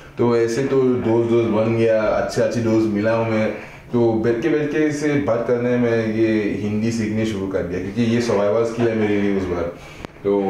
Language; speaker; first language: Hindi; non-native, fluent; Igbo